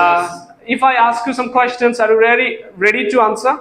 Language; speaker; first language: English; non-native, local second language; Bangla